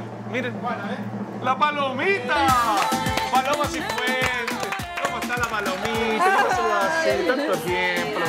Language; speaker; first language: Spanish; native; Spanish